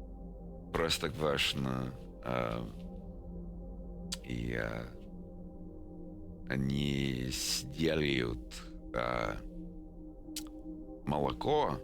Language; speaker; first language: Russian; non-native, learner; English